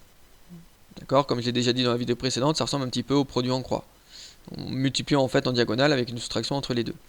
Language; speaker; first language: French; native; French